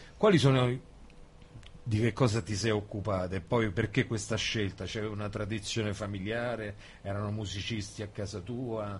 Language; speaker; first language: Italian; native; Italian